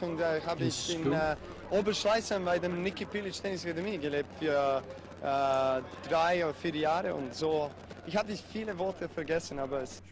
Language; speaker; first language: German; non-native, learner; Serbian